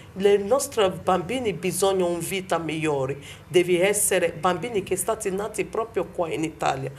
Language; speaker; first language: Italian; non-native, learner; Bini